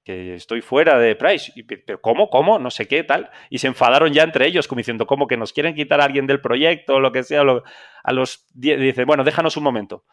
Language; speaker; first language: Spanish; native; Spanish